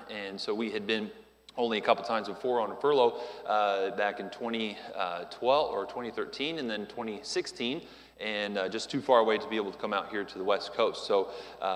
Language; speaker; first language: English; native; English